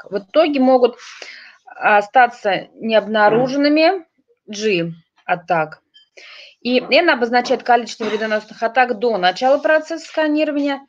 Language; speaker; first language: Russian; native; Russian